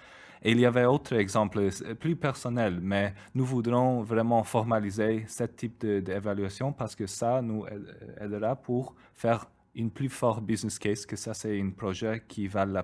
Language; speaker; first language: French; non-native, fluent; Spanish